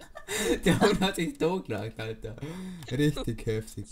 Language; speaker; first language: German; native; German